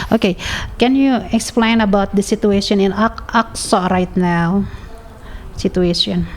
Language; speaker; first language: English; non-native, learner; Indonesian